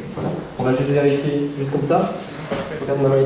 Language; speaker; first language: French; native; French